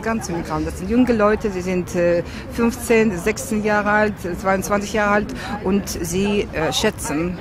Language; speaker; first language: German; non-native, fluent; Russian